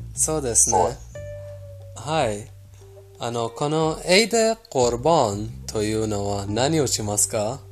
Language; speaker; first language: Japanese; non-native, fluent; Persian